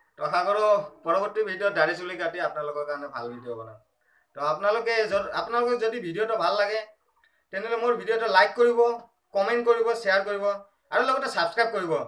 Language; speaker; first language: Assamese; non-native, local second language; Rangpuri